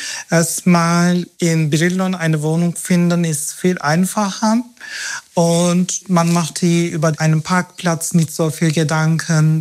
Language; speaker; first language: German; non-native, fluent; Turkish